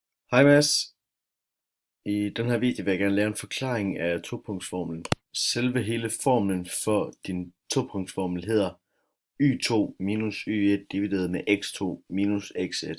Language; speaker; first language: Danish; native; Danish